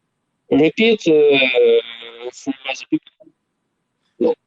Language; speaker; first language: English; non-native, learner; Belarusian